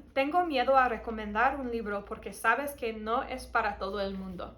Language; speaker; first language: Spanish; non-native, fluent; English